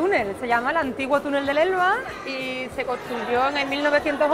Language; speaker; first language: Spanish; native; Spanish